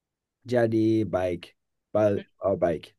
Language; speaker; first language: Indonesian; non-native, learner; English